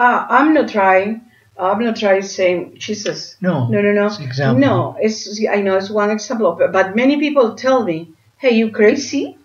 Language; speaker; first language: English; non-native, learner; Spanish